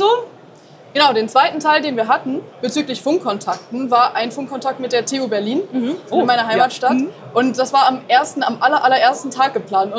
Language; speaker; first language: German; native; German